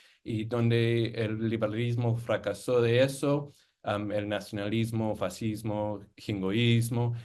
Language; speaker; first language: Spanish; non-native, fluent; English